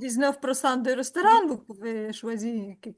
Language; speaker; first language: French; non-native, learner; Ukrainian